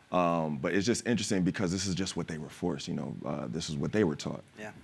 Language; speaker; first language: English; native; English